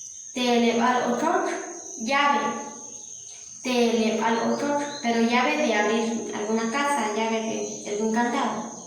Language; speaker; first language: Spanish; non-native, local second language; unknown